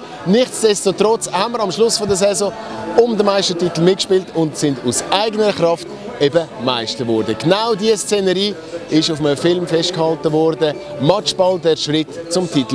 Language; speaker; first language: German; native; German